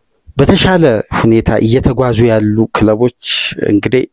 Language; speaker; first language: Amharic; native; Amharic